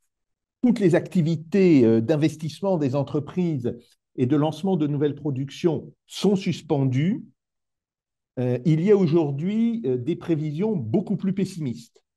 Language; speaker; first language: French; native; French